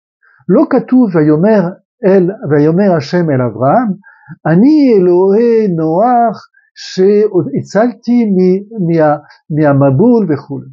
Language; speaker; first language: Hebrew; non-native, fluent; French